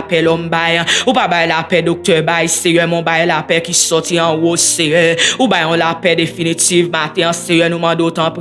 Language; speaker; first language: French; non-native, local second language; Haitian Creole